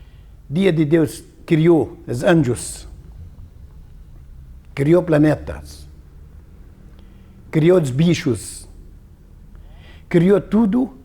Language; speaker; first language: Portuguese; non-native, learner; Arabic